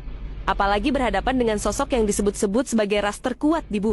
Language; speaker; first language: Indonesian; native; Indonesian